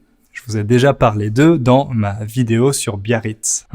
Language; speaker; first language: French; native; French